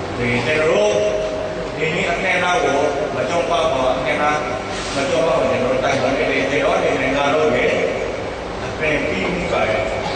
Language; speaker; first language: Burmese; native; Burmese